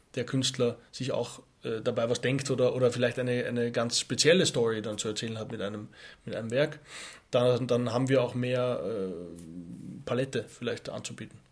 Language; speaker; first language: German; native; German